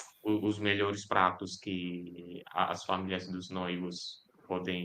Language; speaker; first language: Portuguese; non-native, fluent; Indonesian